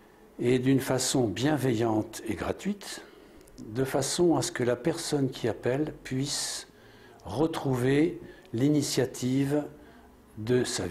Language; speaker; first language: French; native; French